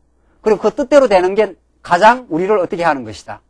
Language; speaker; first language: Korean; native; Korean